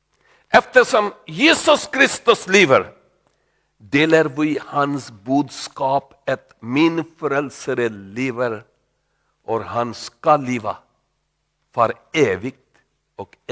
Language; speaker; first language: Swedish; non-native, learner; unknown